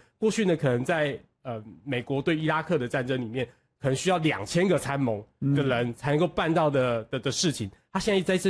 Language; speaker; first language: Chinese; native; Chinese